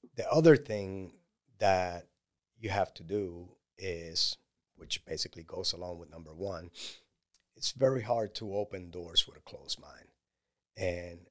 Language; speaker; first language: English; non-native, fluent; Spanish